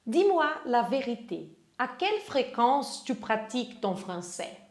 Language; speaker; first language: French; non-native, fluent; Portuguese